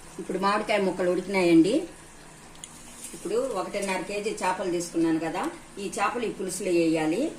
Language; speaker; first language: Telugu; native; Telugu